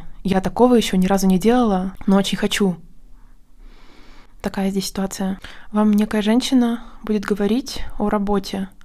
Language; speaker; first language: Russian; native; Russian